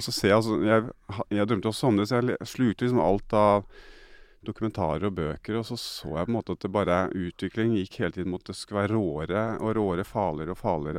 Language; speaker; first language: Norwegian; native; Norwegian